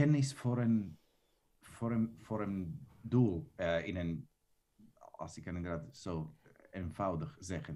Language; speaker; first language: Dutch; non-native, fluent; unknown